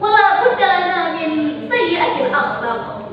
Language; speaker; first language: Arabic; non-native, fluent; Indonesian